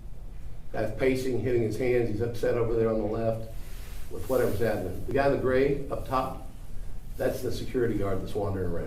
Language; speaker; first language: English; native; English